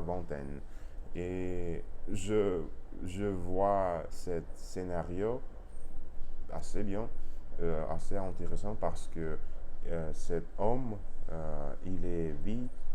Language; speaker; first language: French; non-native, learner; Russian